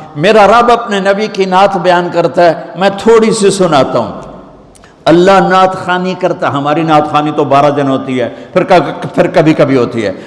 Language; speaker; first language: Urdu; non-native, local second language; Punjabi